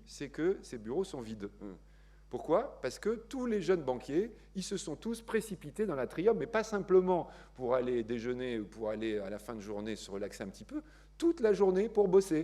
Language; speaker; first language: French; native; French